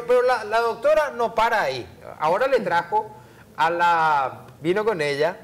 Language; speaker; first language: Spanish; native; Spanish